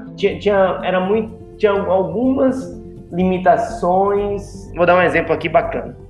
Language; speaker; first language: Portuguese; native; Portuguese